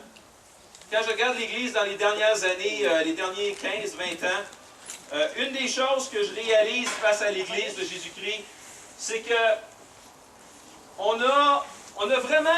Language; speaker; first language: French; native; French